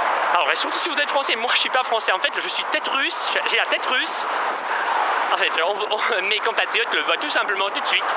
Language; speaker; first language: French; non-native, fluent; Russian